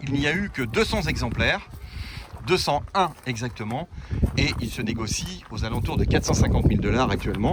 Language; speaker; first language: French; native; French